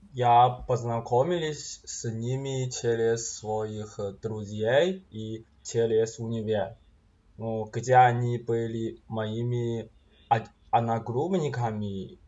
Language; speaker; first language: Russian; non-native, learner; Chinese